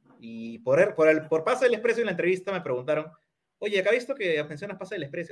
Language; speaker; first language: Spanish; native; Spanish